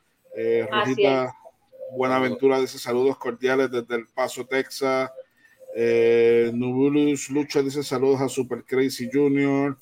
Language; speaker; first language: Spanish; native; Spanish